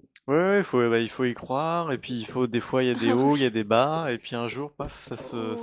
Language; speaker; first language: French; native; French